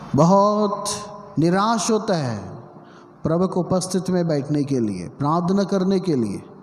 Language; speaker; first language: Hindi; non-native, local second language; Telugu